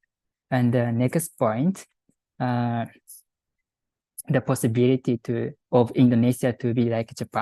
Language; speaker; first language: English; non-native, fluent; Japanese